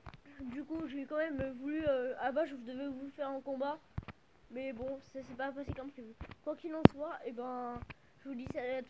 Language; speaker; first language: French; native; French